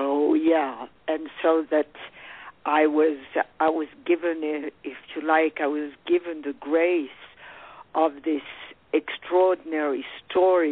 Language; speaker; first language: English; non-native, fluent; French